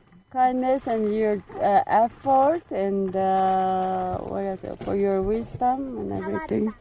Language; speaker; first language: English; non-native, fluent; Korean